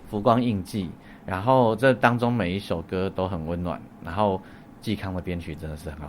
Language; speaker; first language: Chinese; native; Chinese